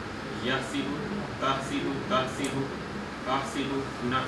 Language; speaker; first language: Arabic; non-native, learner; Urdu